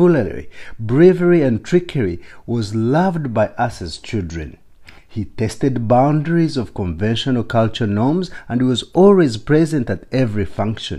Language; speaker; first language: English; non-native, local second language; Nyankole